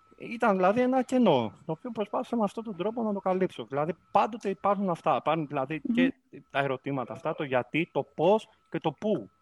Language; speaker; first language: Greek; native; Greek